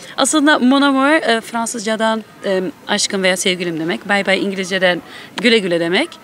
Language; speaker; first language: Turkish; early bilingual, heritage; Turkish